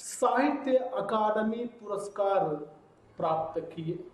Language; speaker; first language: Hindi; non-native, local second language; Telugu